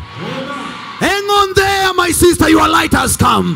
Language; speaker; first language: English; non-native, local second language; Swahili